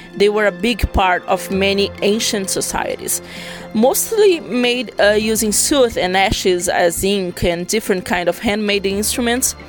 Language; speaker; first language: English; non-native, fluent; Portuguese